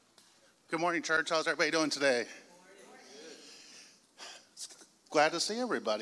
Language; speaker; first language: English; native; English